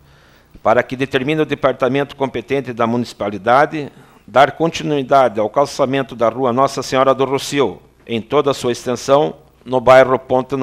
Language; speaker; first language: Portuguese; native; Portuguese